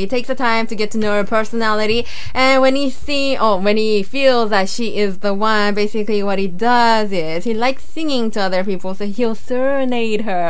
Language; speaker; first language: English; early bilingual, other home language; Korean